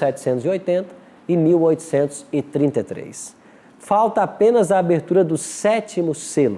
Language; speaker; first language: Portuguese; native; Portuguese